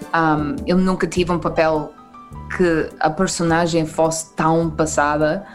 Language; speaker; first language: Portuguese; early bilingual, heritage; Portuguese